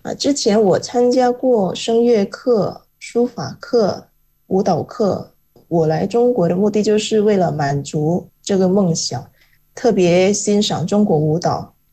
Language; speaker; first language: Chinese; non-native, fluent; Indonesian